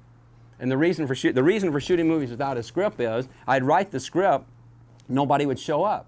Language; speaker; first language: English; native; English